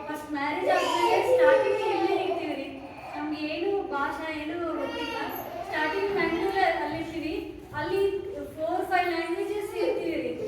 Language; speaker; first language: Kannada; non-native, learner; Telugu